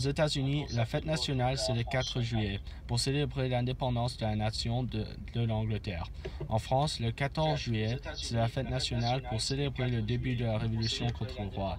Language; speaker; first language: French; non-native, learner; English